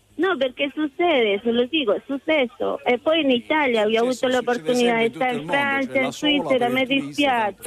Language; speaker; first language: Italian; non-native, learner; Spanish